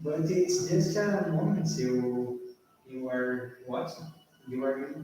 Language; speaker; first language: English; non-native, learner; Portuguese